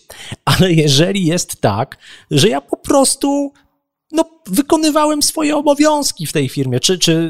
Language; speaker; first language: Polish; native; Polish